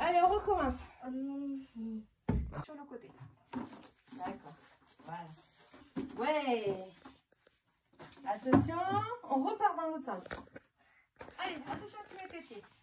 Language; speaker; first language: French; native; French